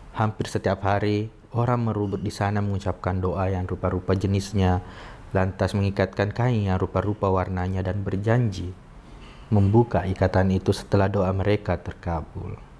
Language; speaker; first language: Indonesian; non-native, local second language; Buginese